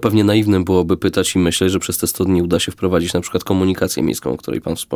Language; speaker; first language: Polish; native; Polish